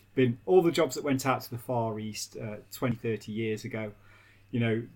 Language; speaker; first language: English; native; English